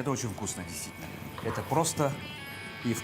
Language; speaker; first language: Russian; native; Russian